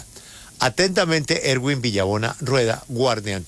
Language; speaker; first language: Spanish; native; Spanish